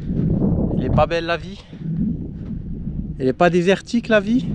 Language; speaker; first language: French; native; French